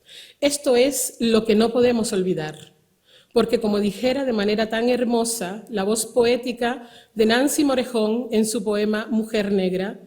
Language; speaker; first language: Spanish; native; Spanish